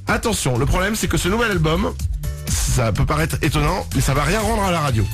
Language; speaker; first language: French; native; French